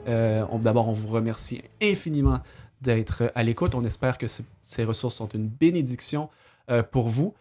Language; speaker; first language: French; native; French